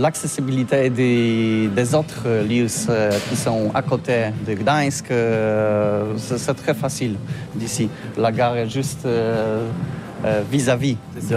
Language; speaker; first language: French; non-native, learner; Polish